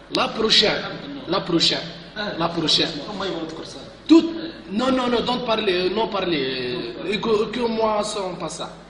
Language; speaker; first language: French; non-native, local second language; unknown